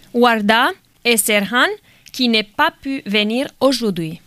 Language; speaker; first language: French; non-native, learner; Albanian